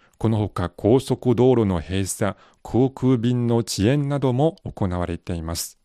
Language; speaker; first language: Japanese; non-native, fluent; Chinese